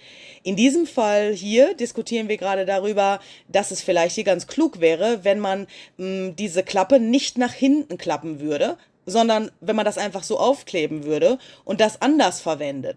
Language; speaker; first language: German; native; German